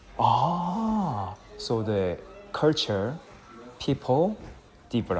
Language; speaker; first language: English; non-native, learner; Korean